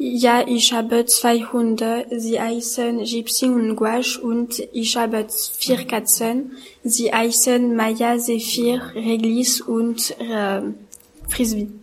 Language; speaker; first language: German; non-native, learner; French